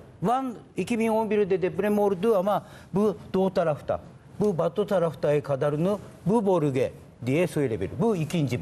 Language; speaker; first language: Turkish; non-native, learner; Japanese